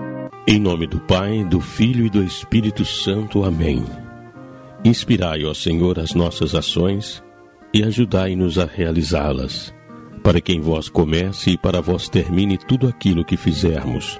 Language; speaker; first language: Portuguese; native; Portuguese